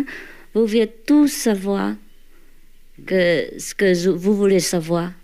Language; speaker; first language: French; non-native, learner; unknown